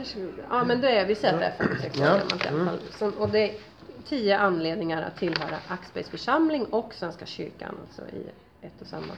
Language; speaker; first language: Swedish; native; Swedish